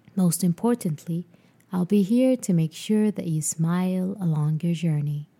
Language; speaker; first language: English; non-native, fluent; Arabic